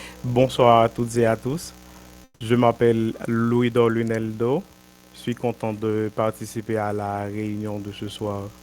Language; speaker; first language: French; non-native, local second language; Haitian Creole